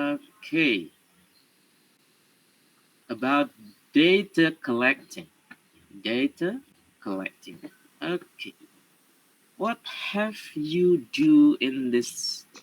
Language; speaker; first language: English; non-native, learner; Indonesian